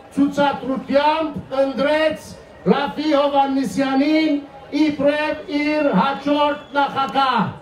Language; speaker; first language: Armenian; early bilingual, heritage; Armenian